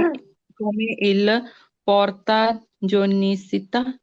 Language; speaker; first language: Italian; non-native, learner; Punjabi